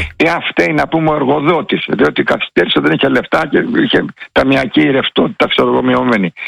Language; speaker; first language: Greek; native; Greek